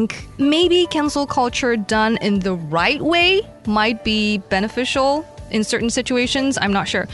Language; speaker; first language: English; non-native, local second language; Chinese